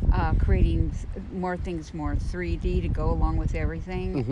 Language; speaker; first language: English; native; English